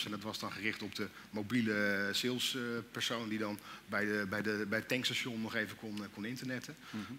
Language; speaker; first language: Dutch; native; Dutch